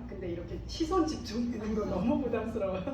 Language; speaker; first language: Korean; native; Korean